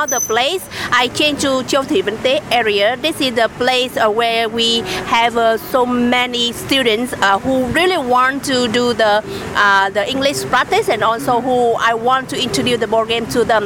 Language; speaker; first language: English; non-native, learner; Vietnamese